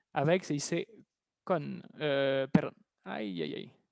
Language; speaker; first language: Spanish; non-native, fluent; French